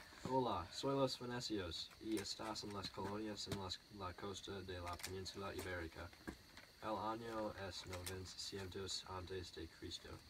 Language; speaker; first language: Spanish; non-native, learner; English